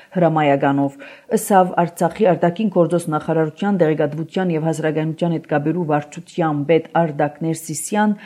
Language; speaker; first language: Armenian; early bilingual, heritage; Armenian